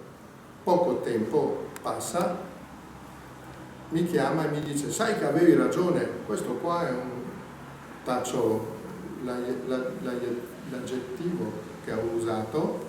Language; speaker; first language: Italian; native; Italian